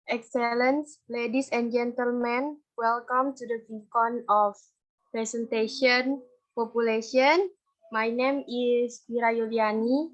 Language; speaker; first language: English; non-native, learner; Indonesian